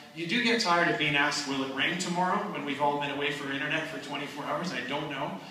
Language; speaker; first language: English; native; English